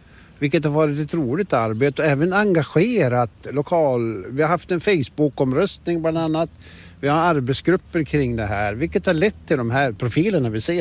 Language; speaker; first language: Swedish; native; Swedish